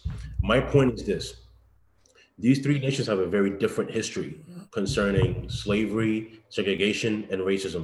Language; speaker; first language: English; native; English